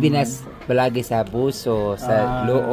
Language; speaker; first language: Filipino; non-native, learner; Arabic